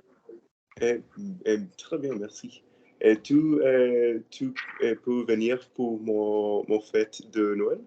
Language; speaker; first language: French; non-native, learner; Spanish